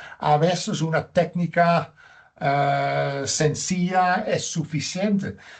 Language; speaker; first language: Spanish; non-native, fluent; Dutch